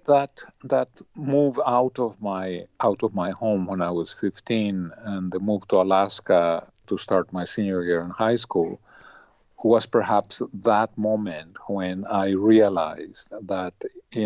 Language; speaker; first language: English; non-native, fluent; Spanish